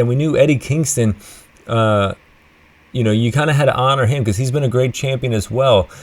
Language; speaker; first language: English; native; English